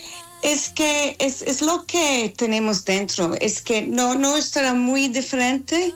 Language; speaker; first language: Spanish; non-native, learner; English